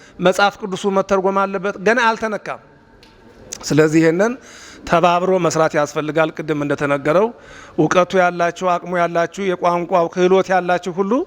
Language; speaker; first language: Amharic; non-native, local second language; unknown